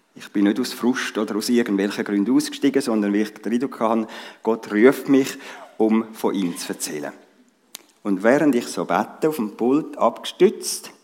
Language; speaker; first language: German; native; German